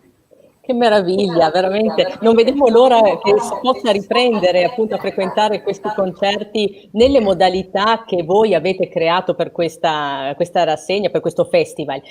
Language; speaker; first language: Italian; native; Italian